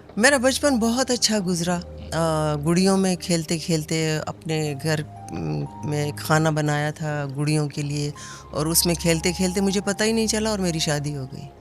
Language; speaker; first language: Urdu; non-native, local second language; Pashto